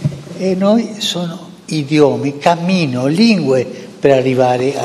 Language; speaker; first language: Italian; non-native, fluent; Spanish